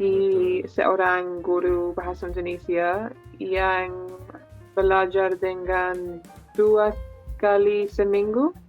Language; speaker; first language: Indonesian; non-native, learner; English